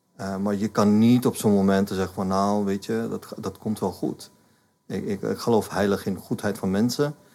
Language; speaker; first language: Dutch; non-native, fluent; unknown